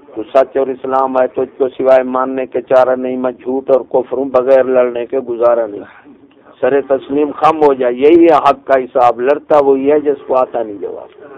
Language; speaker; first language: Urdu; non-native, local second language; Punjabi